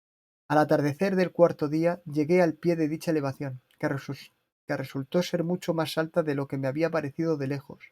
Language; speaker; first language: Spanish; native; Spanish